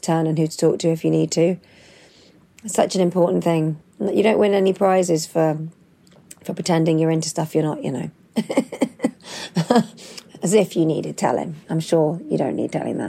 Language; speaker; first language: English; native; English